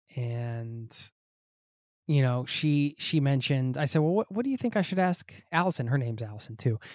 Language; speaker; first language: English; native; English